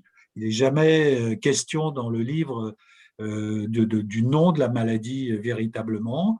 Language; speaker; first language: French; native; French